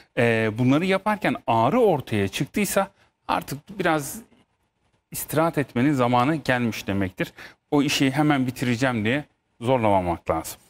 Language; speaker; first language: Turkish; native; Turkish